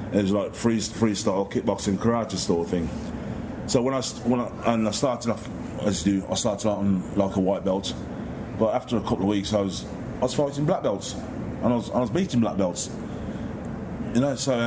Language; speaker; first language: English; native; English